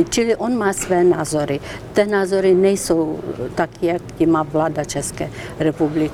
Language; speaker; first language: Czech; non-native, fluent; Ukrainian